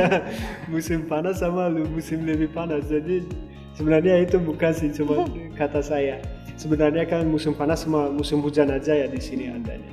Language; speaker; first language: Indonesian; non-native, fluent; Turkmen